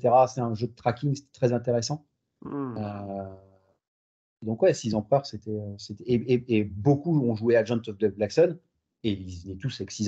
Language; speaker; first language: French; native; French